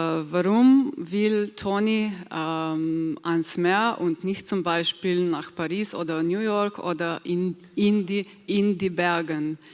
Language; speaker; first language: German; non-native, fluent; Slovenian